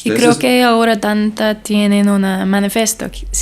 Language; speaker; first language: Spanish; non-native, learner; English